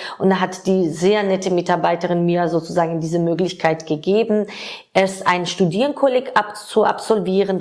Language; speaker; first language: German; non-native, fluent; Georgian